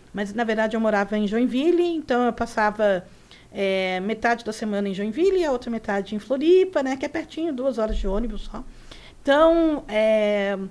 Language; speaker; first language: Portuguese; early bilingual, other home language; Spanish